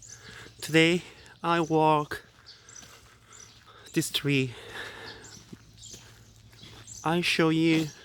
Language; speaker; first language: English; non-native, learner; Korean